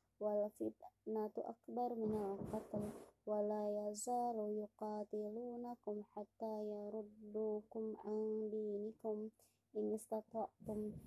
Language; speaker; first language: Arabic; non-native, learner; Indonesian